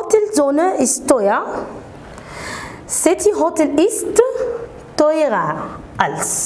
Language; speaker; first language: German; non-native, fluent; Arabic